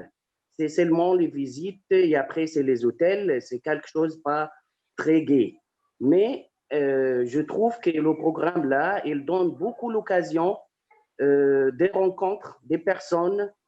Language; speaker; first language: French; non-native, fluent; Arabic